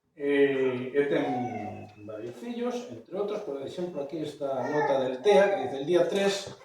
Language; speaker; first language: Spanish; non-native, local second language; Galician